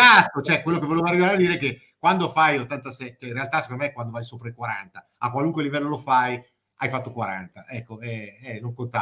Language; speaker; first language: Italian; native; Italian